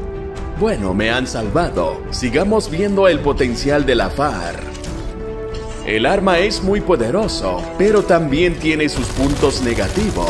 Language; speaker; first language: Spanish; native; Spanish